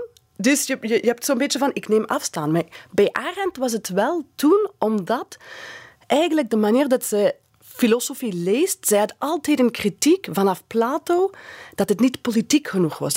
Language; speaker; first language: Dutch; non-native, fluent; English